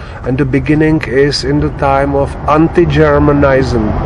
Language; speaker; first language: English; non-native, fluent; Czech